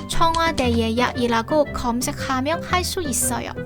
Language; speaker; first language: Korean; non-native, learner; Cantonese